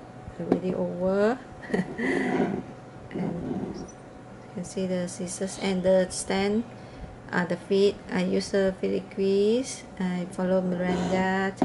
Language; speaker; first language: English; non-native, learner; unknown